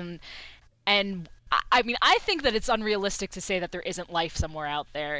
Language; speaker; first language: English; early bilingual, other home language; Persian